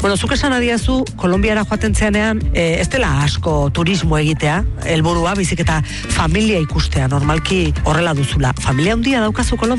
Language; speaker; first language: Basque; native; Basque